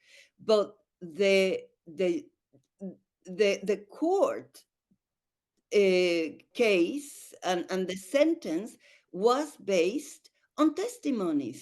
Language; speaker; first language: English; non-native, fluent; Spanish